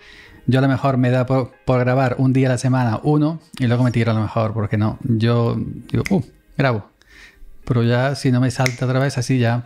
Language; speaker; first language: Spanish; native; Spanish